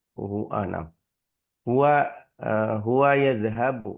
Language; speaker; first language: Arabic; non-native, learner; Indonesian